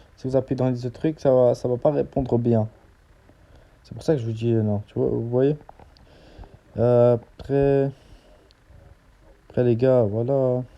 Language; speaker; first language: French; native; French